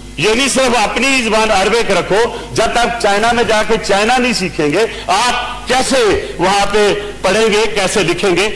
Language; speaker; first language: Urdu; non-native, local second language; Punjabi